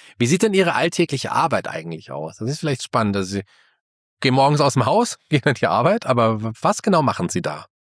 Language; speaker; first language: German; native; German